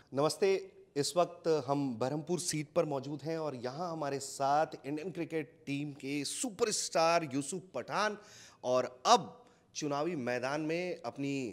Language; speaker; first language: Hindi; native; Hindi